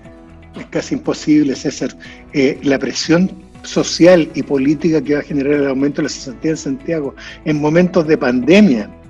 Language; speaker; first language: Spanish; native; Spanish